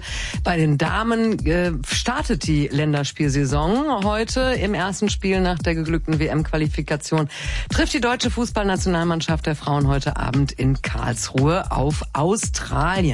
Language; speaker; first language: German; native; German